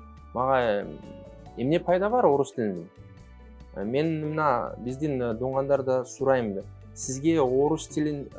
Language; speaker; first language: Kyrgyz; non-native, local second language; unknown